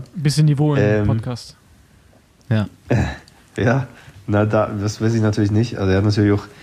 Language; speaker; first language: German; native; German